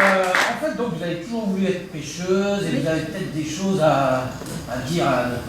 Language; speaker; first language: French; native; French